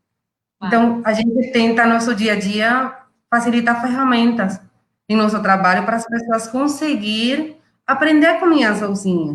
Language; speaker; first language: Portuguese; non-native, fluent; Spanish